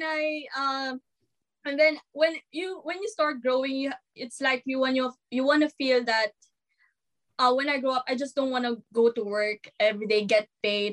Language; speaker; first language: English; non-native, local second language; Filipino